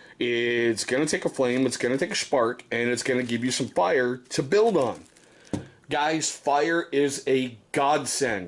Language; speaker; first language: English; native; English